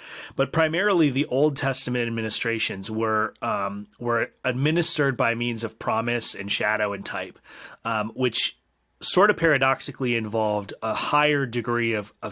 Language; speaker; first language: English; native; English